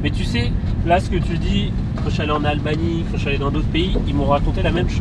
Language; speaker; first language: French; native; French